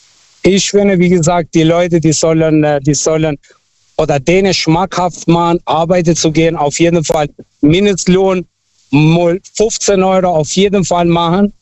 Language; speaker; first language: German; non-native, fluent; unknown